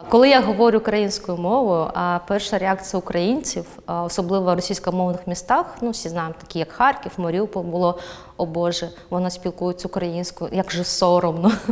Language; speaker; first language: Ukrainian; non-native, fluent; Kazakh